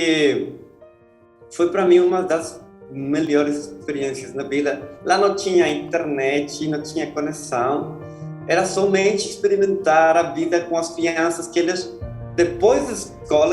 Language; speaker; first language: Portuguese; non-native, fluent; Spanish